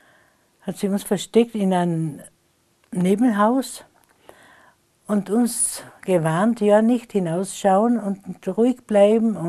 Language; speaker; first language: German; non-native, local second language; Slovenian